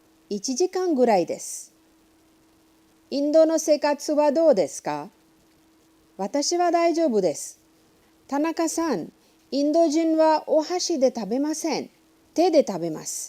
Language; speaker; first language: Japanese; non-native, fluent; Hindi